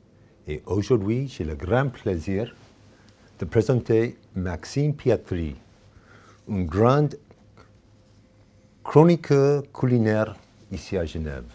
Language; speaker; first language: French; non-native, fluent; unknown